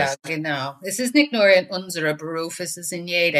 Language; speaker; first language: German; non-native, fluent; English